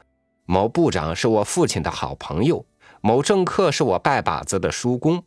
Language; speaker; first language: Chinese; native; Chinese